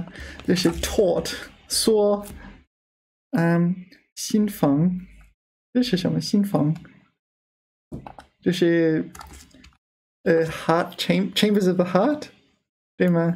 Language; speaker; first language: Chinese; non-native, learner; English